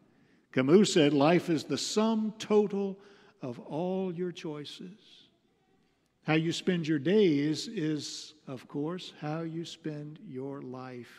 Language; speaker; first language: English; native; English